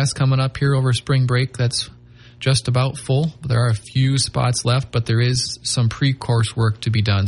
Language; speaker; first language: English; native; English